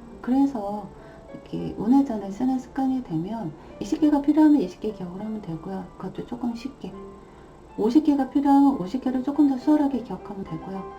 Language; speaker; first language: Korean; native; Korean